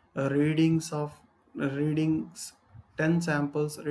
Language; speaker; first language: English; non-native, local second language; Telugu